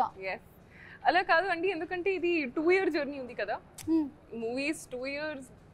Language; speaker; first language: Telugu; non-native, fluent; Hindi